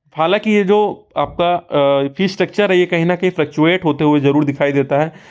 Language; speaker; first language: Hindi; native; Hindi